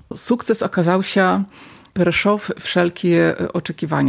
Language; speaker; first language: Polish; non-native, local second language; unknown